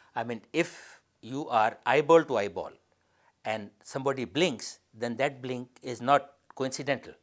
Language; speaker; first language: English; non-native, local second language; Urdu